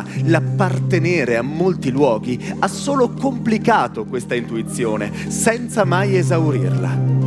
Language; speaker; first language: Italian; native; Italian